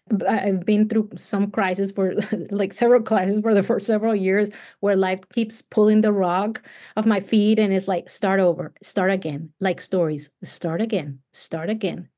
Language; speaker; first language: English; non-native, fluent; Spanish